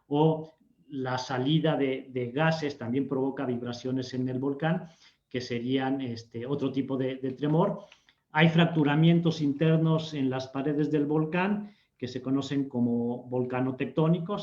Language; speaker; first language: Spanish; native; Spanish